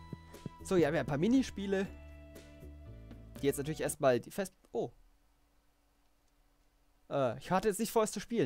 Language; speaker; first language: German; native; German